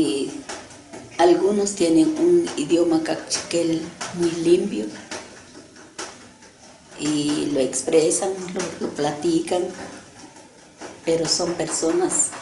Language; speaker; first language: Spanish; non-native, local second language; Kaqchikel